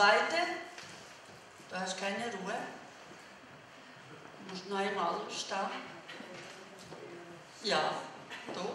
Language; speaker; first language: German; non-native, learner; Albanian